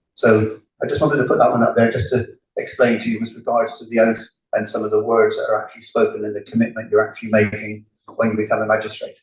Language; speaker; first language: English; native; English